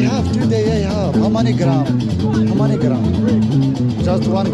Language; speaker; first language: English; non-native, learner; Arabic